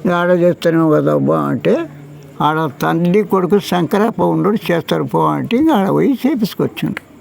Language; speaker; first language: Telugu; native; Telugu